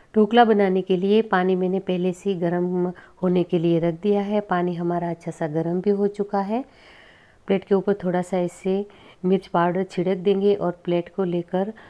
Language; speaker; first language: Hindi; non-native, local second language; Gujarati